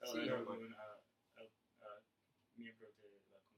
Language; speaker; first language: Spanish; non-native, learner; English